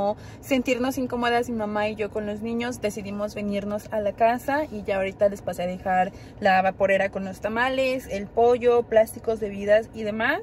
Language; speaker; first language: Spanish; native; Spanish